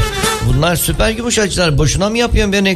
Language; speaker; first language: Turkish; native; Turkish